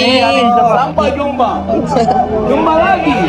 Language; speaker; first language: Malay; non-native, learner; Arabic